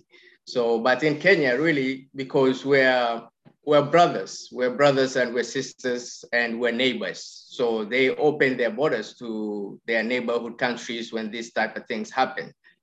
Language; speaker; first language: English; non-native, local second language; Somali